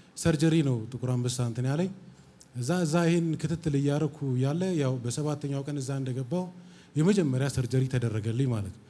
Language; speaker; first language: Amharic; native; Amharic